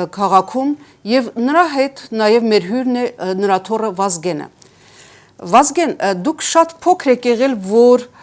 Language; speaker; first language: Armenian; native; Armenian